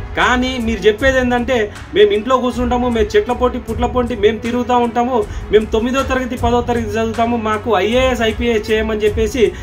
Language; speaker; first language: Telugu; non-native, local second language; Lambadi